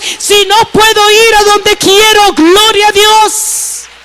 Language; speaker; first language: Spanish; native; Spanish